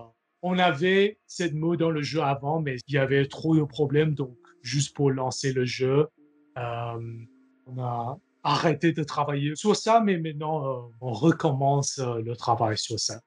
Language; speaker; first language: French; non-native, learner; English